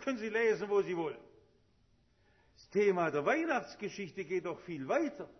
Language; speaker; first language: German; native; German